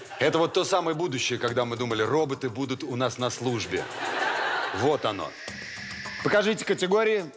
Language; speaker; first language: Russian; native; Russian